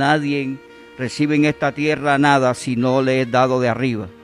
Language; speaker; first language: Spanish; native; Spanish